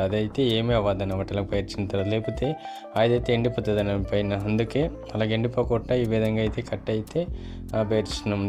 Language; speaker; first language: Telugu; non-native, local second language; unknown